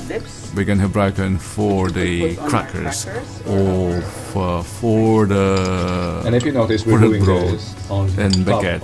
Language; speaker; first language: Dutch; non-native, learner; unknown